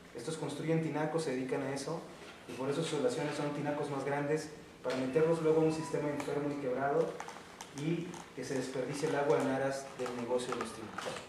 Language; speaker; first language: Spanish; native; Spanish